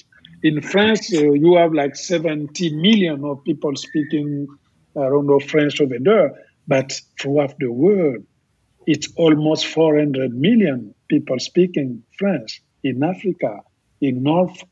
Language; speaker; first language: English; non-native, fluent; French